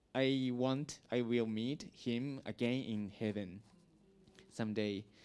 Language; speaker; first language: English; non-native, learner; Japanese